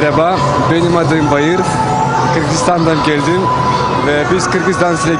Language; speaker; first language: Turkish; non-native, learner; Kyrgyz